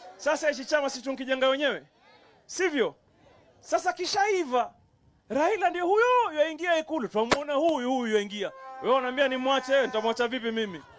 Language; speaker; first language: Swahili; native; Swahili